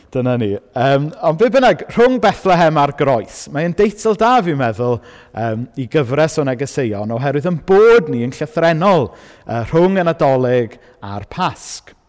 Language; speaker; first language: Welsh; native; Welsh